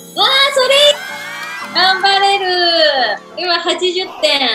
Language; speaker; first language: Japanese; native; Japanese